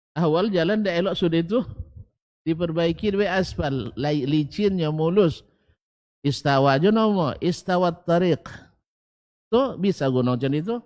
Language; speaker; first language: Malay; native; Malay